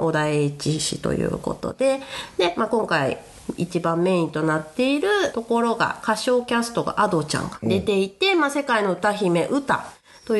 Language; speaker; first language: Japanese; native; Japanese